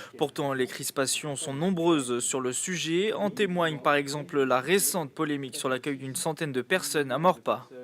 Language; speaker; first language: French; native; French